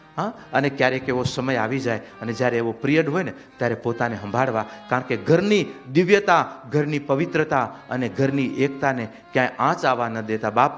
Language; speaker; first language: Gujarati; non-native, local second language; Kachhi